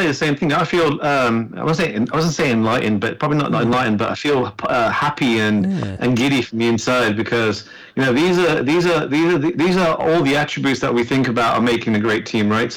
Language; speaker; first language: English; native; English